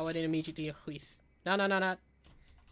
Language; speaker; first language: Welsh; native; Welsh